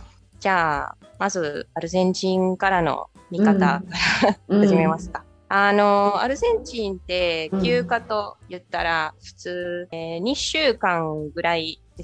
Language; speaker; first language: Japanese; non-native, fluent; Spanish